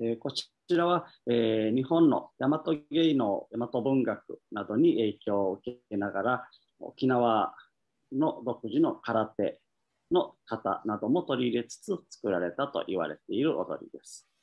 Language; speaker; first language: Japanese; native; Japanese